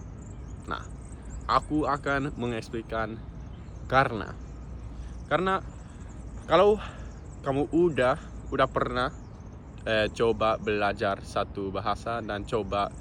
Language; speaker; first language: Indonesian; non-native, fluent; English